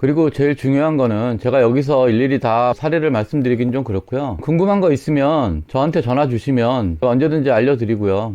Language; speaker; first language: Korean; native; Korean